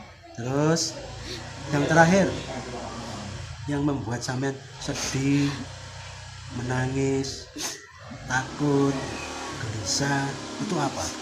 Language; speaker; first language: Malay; non-native, local second language; Javanese